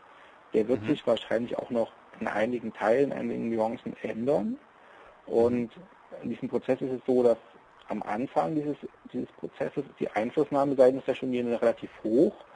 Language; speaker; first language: German; native; German